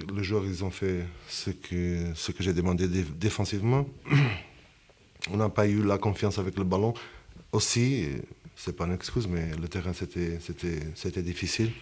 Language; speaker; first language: French; non-native, fluent; Portuguese